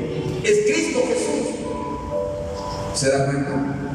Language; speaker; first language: Spanish; native; Spanish